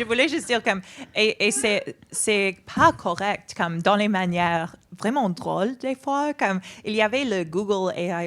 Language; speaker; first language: French; non-native, fluent; English